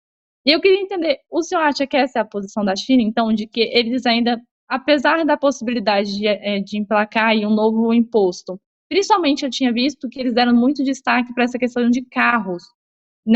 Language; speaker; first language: Portuguese; native; Portuguese